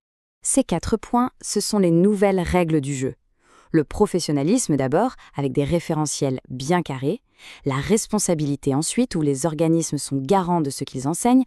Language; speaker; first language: French; native; French